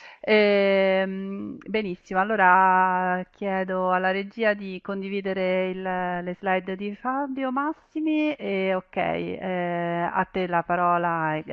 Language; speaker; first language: Italian; native; Italian